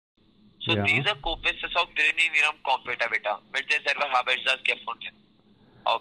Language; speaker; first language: German; non-native, learner; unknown